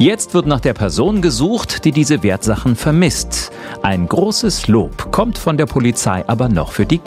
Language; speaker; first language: German; native; German